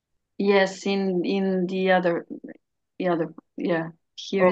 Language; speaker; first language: English; non-native, learner; Serbian